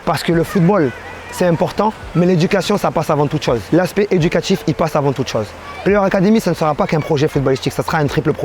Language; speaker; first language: French; native; French